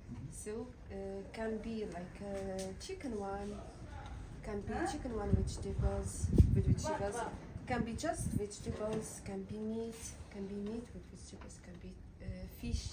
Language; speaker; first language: English; non-native, fluent; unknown